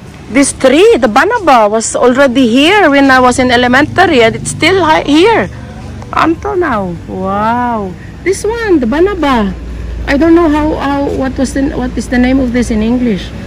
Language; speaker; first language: English; non-native, local second language; Aklanon